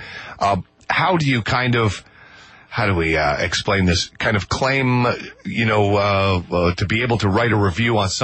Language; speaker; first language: English; native; English